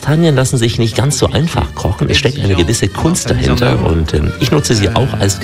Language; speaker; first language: German; native; German